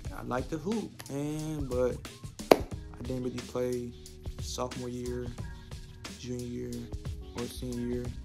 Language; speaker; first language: English; native; English